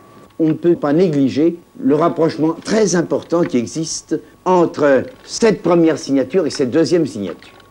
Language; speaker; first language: French; native; French